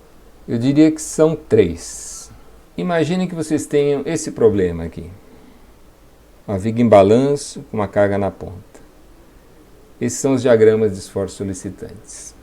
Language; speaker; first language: Portuguese; native; Portuguese